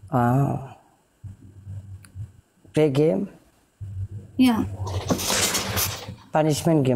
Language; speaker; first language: Hindi; non-native, fluent; Bangla